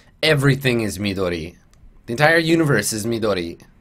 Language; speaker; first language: English; native; English